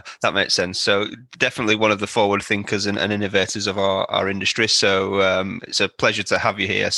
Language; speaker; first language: English; native; English